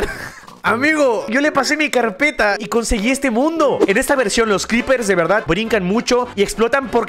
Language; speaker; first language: Spanish; native; Spanish